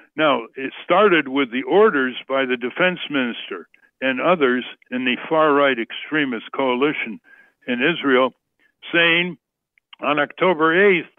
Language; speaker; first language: English; native; English